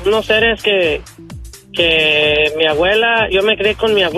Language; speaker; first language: Spanish; native; Spanish